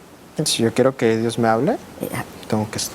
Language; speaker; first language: Spanish; native; Spanish